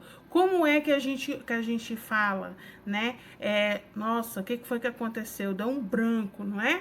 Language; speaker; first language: Portuguese; native; Portuguese